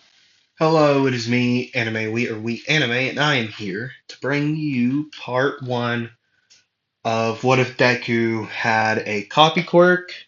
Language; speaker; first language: English; native; English